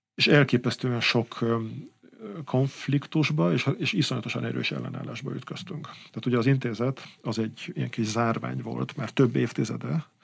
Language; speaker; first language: Hungarian; native; Hungarian